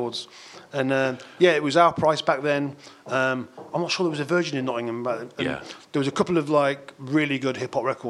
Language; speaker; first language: English; native; English